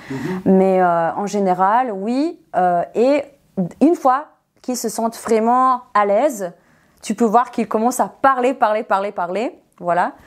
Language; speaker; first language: French; non-native, fluent; Serbian